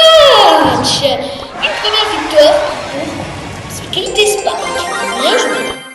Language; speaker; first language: French; native; French